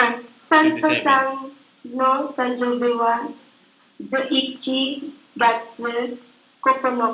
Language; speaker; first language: Japanese; non-native, learner; Filipino